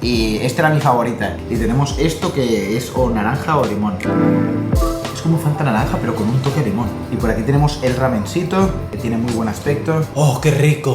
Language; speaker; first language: Spanish; native; Spanish